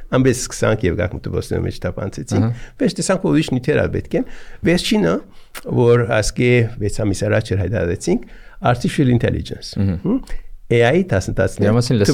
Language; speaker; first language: Armenian; early bilingual, heritage; Armenian